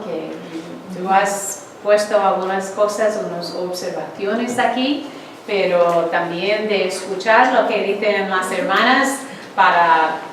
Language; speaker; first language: Spanish; non-native, fluent; English